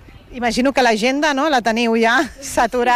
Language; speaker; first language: Catalan; native; Catalan